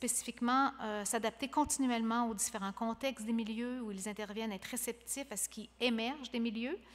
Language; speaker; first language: French; native; French